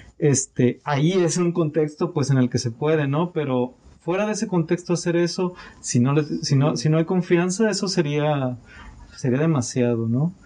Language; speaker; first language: Spanish; native; Spanish